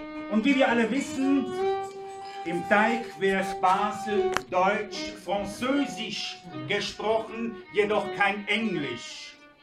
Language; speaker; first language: German; native; German